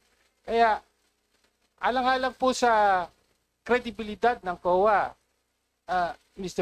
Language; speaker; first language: Filipino; native; Filipino